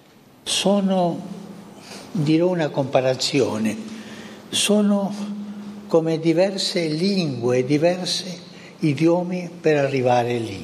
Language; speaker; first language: Italian; non-native, fluent; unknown